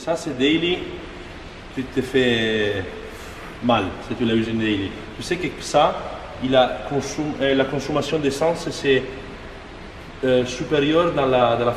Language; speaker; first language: French; non-native, fluent; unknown